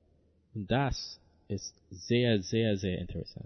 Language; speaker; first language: German; non-native, learner; English